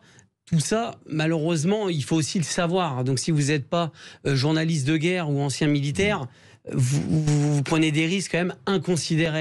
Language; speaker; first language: French; native; French